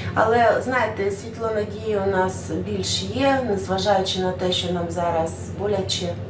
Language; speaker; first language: Ukrainian; non-native, local second language; Russian